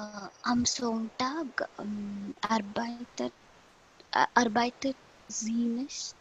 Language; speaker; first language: German; non-native, learner; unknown